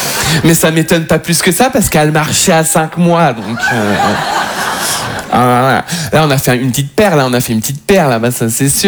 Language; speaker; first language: French; native; French